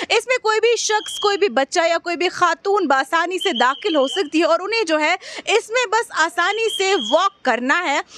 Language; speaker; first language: Hindi; non-native, local second language; Kashmiri